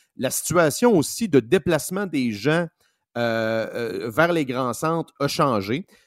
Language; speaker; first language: French; native; French